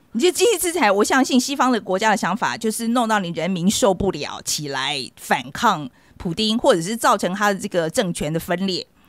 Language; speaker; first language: Chinese; native; Chinese